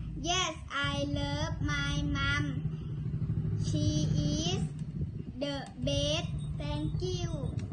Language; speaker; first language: English; non-native, learner; Thai